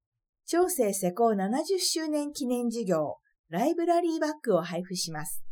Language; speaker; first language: Japanese; native; Japanese